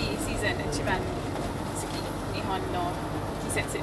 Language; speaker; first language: Japanese; non-native, learner; English